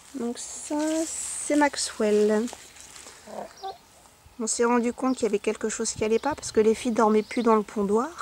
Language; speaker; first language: French; native; French